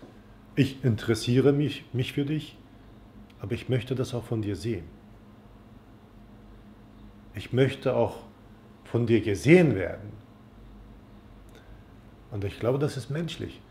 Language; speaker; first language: German; non-native, fluent; Turkish